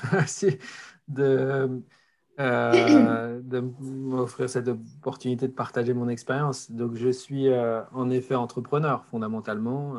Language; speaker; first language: French; native; French